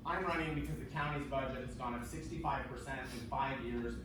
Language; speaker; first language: English; native; English